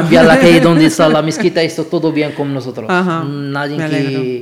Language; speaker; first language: Spanish; non-native, learner; Arabic